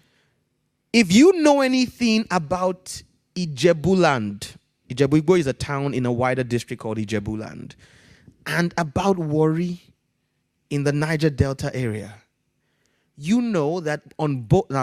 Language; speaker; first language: English; non-native, local second language; Yoruba